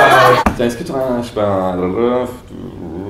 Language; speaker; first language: French; native; French